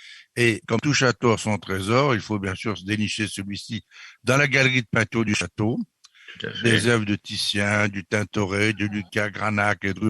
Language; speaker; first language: French; native; French